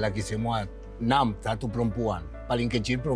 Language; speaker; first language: Indonesian; non-native, learner; Spanish